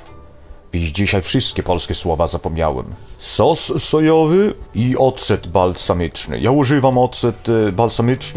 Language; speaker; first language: Polish; early bilingual, heritage; Polish